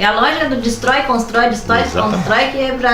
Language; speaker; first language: Portuguese; native; Portuguese